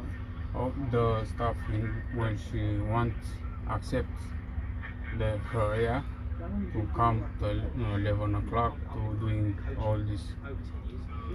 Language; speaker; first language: English; non-native, learner; Romanian